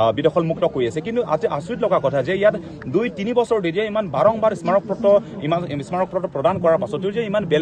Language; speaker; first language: Assamese; non-native, local second language; Karbi